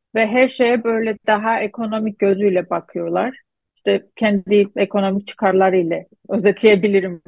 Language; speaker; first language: Turkish; non-native, fluent; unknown